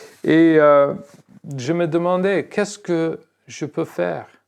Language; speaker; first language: French; non-native, fluent; English